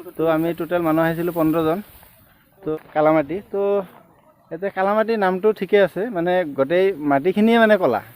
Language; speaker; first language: Assamese; non-native, local second language; Bangla